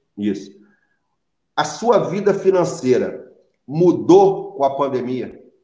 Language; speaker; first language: Portuguese; native; Portuguese